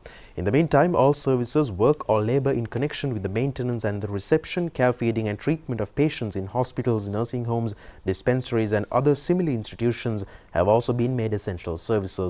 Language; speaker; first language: English; non-native, local second language; Sinhala